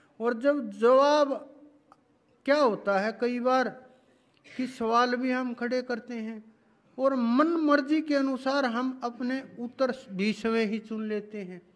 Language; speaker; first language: Hindi; native; Hindi